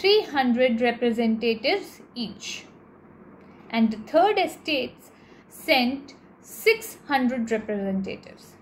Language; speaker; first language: English; non-native, local second language; Hindi